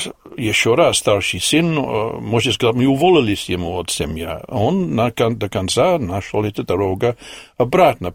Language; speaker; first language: Russian; non-native, learner; English